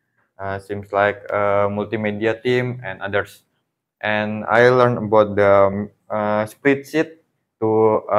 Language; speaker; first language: English; non-native, learner; Indonesian